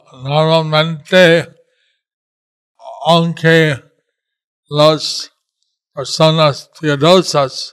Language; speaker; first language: Spanish; non-native, learner; English